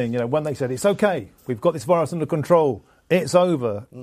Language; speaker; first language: English; native; English